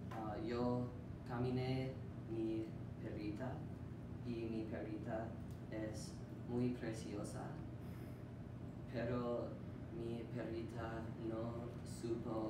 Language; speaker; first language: Spanish; non-native, learner; English